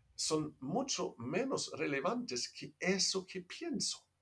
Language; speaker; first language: Spanish; non-native, fluent; German